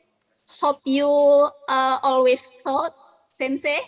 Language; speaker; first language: English; non-native, learner; Indonesian